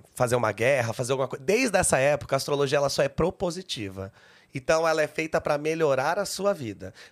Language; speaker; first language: Portuguese; native; Portuguese